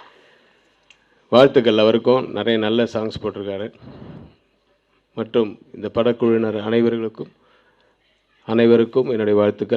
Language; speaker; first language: Tamil; native; Tamil